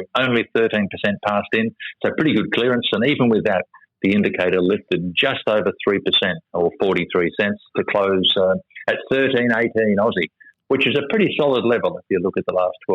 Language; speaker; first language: English; native; English